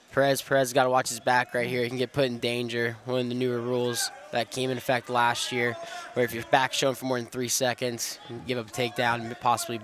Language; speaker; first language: English; native; English